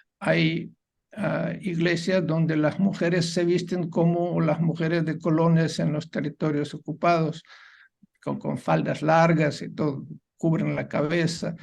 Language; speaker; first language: Spanish; non-native, fluent; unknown